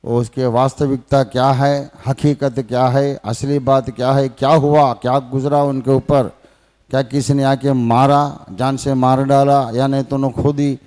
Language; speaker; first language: Hindi; non-native, local second language; Telugu